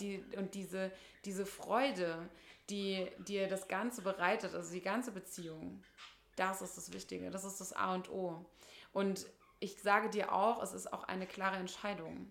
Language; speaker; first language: German; native; German